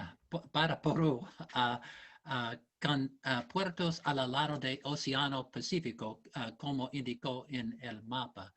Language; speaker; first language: Spanish; non-native, learner; English